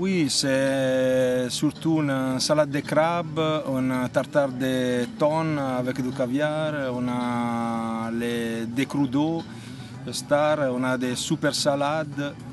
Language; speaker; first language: French; non-native, fluent; Italian